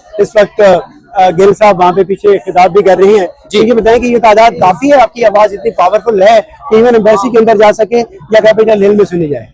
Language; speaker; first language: Urdu; native; Urdu